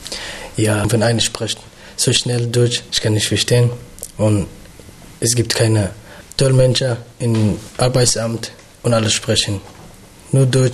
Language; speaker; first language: German; non-native, learner; Somali